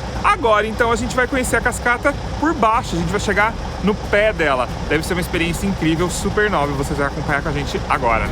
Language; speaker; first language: Portuguese; native; Portuguese